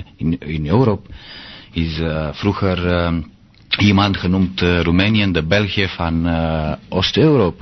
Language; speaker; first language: Dutch; non-native, learner; Romanian